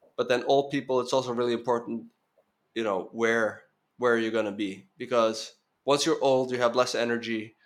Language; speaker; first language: English; non-native, fluent; Norwegian